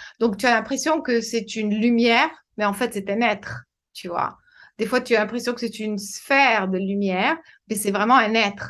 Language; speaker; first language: French; non-native, fluent; English